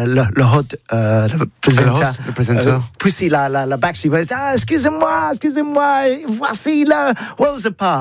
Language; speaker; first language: French; non-native, learner; English